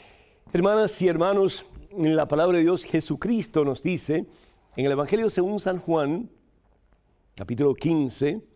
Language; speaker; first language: Spanish; native; Spanish